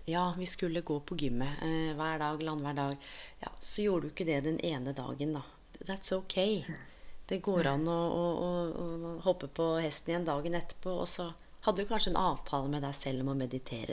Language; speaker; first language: Norwegian; native; Norwegian